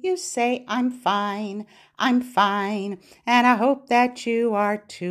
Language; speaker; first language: English; native; English